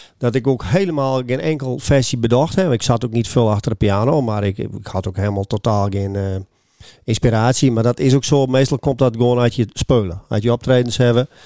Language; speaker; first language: Dutch; native; Dutch